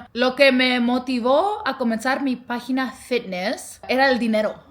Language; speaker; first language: Spanish; early bilingual, heritage; Spanish